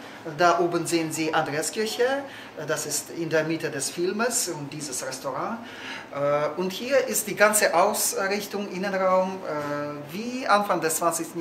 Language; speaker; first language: German; non-native, fluent; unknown